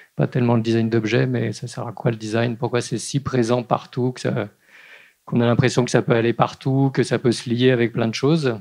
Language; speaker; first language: French; native; French